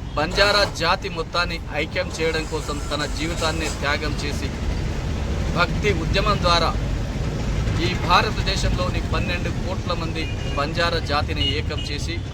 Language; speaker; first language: Telugu; non-native, local second language; Lambadi